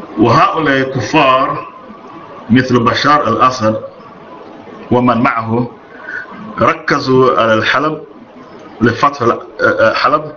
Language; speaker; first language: Arabic; non-native, fluent; English